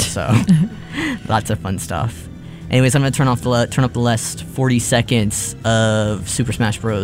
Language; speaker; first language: English; native; English